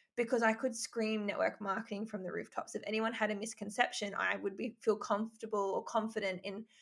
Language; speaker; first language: English; native; English